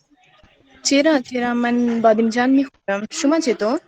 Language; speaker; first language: Persian; non-native, learner; Urdu